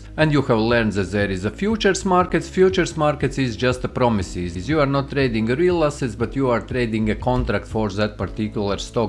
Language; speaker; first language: English; non-native, fluent; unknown